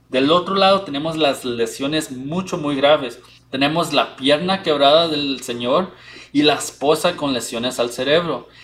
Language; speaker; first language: Spanish; early bilingual, heritage; Spanish